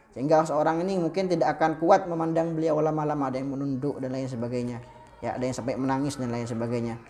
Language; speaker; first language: Indonesian; non-native, local second language; Madurese